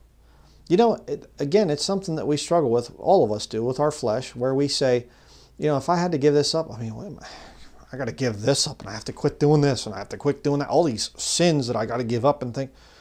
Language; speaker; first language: English; native; English